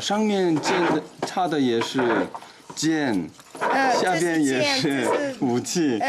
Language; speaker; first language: Chinese; non-native, fluent; Korean